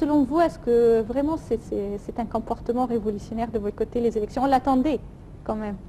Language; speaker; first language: French; non-native, fluent; Arabic